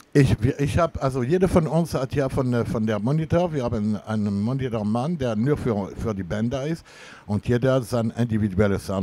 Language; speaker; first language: German; non-native, fluent; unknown